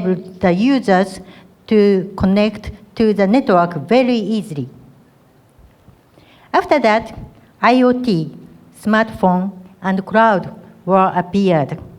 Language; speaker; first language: English; non-native, fluent; Japanese